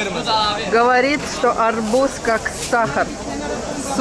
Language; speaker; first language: Russian; native; Russian